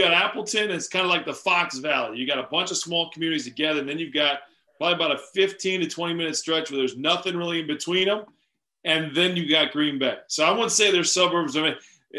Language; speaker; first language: English; native; English